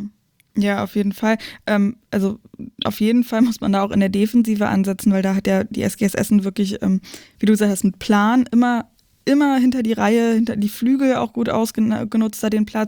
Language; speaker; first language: German; native; German